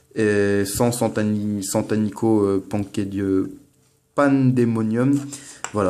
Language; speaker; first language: French; native; French